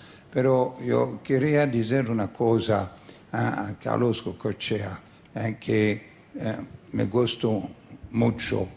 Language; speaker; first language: Spanish; non-native, fluent; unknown